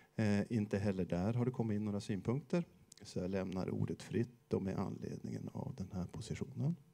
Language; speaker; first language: Swedish; native; Swedish